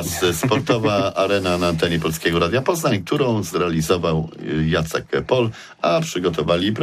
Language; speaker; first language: Polish; native; Polish